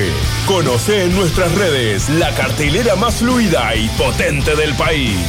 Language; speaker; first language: Spanish; native; Spanish